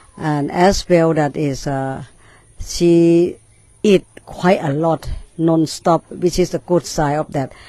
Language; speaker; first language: English; non-native, learner; Thai